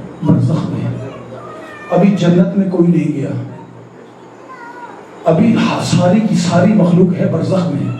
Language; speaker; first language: Urdu; native; Urdu